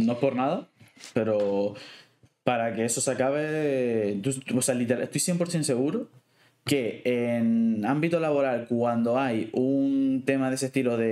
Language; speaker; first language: Spanish; native; Spanish